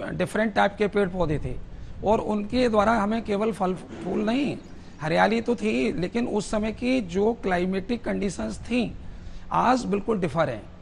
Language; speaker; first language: Hindi; native; Hindi